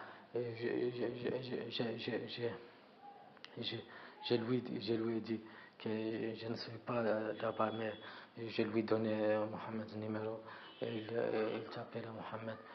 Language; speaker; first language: French; non-native, learner; Arabic